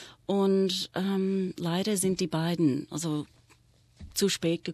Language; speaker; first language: German; non-native, fluent; English